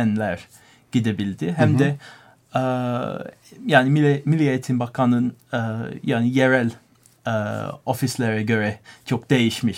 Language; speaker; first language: Turkish; non-native, learner; English